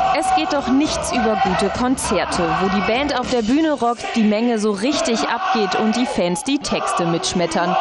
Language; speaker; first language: German; native; German